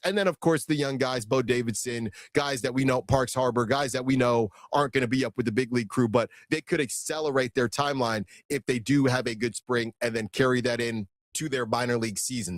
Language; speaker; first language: English; native; English